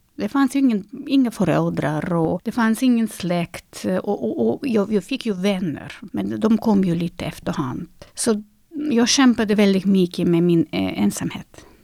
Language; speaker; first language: Swedish; non-native, fluent; Russian